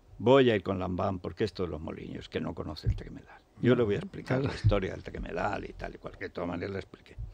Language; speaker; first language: Spanish; native; Spanish